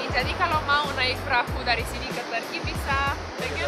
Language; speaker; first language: Indonesian; non-native, fluent; Romanian